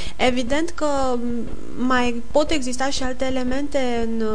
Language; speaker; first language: Romanian; native; Romanian